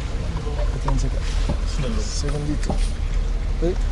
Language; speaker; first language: Spanish; non-native, learner; Portuguese